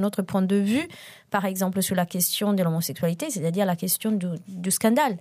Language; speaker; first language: French; non-native, fluent; Italian